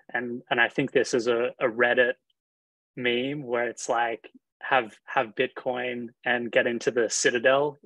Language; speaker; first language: English; native; English